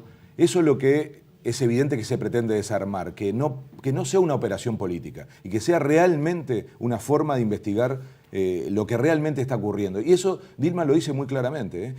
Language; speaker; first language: Spanish; native; Spanish